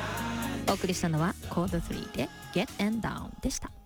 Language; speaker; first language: Japanese; native; Japanese